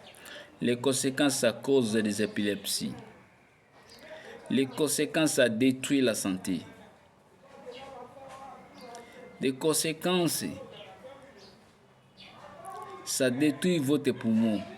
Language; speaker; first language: French; non-native, local second language; Lingala